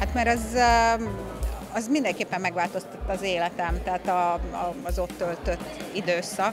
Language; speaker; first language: Hungarian; native; Hungarian